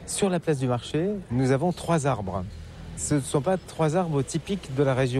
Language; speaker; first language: French; native; French